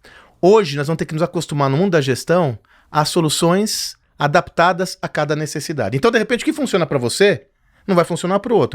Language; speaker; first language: Portuguese; native; Portuguese